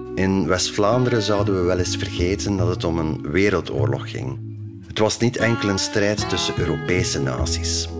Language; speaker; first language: Dutch; native; Dutch